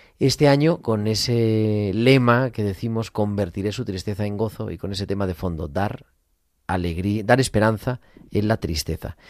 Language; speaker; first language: Spanish; native; Spanish